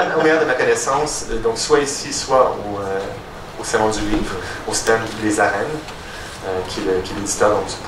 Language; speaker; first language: French; native; French